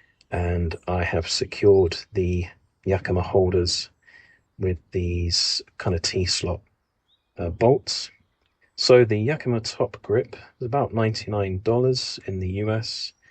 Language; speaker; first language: English; native; English